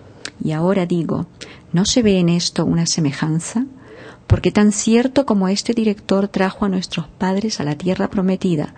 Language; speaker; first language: Spanish; native; Spanish